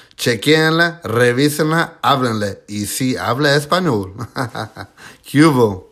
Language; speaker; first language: Spanish; early bilingual, other home language; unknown